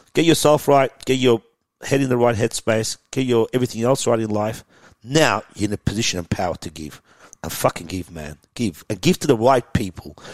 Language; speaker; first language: English; early bilingual, other home language; Persian